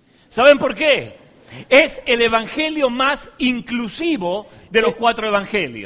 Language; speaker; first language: Spanish; native; Spanish